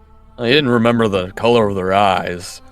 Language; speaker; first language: English; native; English